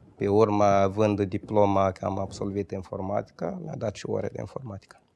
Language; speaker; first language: Romanian; non-native, fluent; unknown